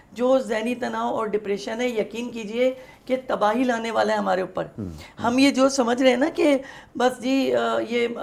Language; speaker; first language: Urdu; native; Urdu